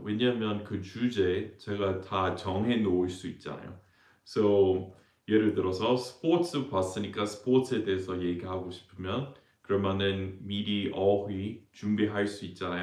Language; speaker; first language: Korean; non-native, fluent; English